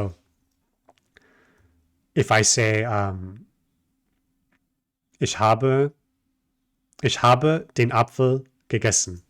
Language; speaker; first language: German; non-native, fluent; English